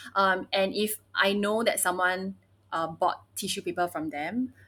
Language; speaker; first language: English; early bilingual, other home language; Chinese